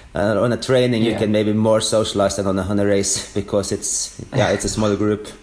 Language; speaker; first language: English; non-native, fluent; Norwegian